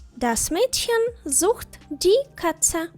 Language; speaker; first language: German; non-native, fluent; Ukrainian